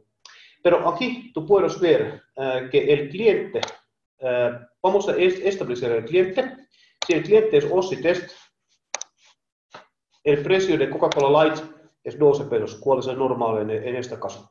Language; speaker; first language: Spanish; non-native, learner; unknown